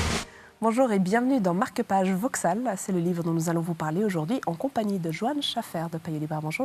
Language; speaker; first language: French; native; French